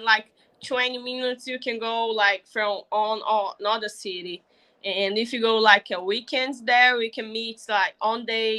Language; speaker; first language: English; non-native, learner; Portuguese